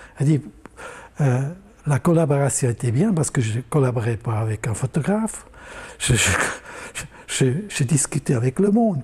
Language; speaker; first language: French; non-native, local second language; German